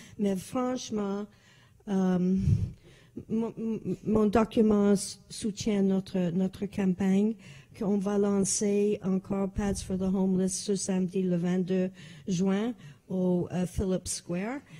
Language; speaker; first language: French; non-native, fluent; English